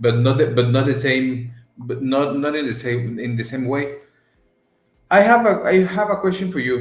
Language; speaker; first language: English; non-native, learner; Spanish